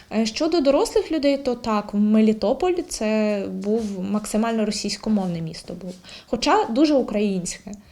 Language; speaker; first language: Ukrainian; native; Ukrainian